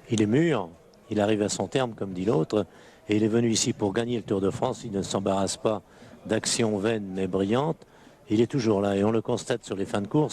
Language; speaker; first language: French; native; French